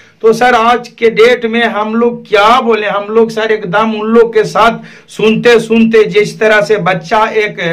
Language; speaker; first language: Hindi; native; Hindi